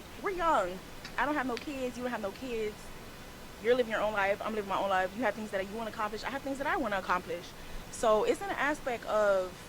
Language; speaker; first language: English; native; English